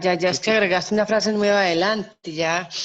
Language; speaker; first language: Spanish; native; Spanish